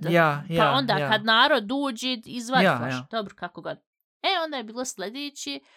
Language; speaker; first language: Bosnian; early bilingual, heritage; Bosnian